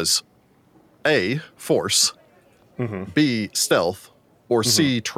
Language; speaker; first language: English; native; English